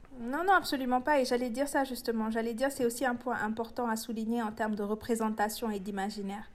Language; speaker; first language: French; non-native, local second language; Wolof